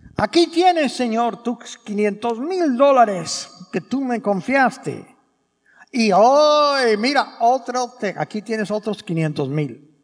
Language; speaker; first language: Spanish; early bilingual, heritage; English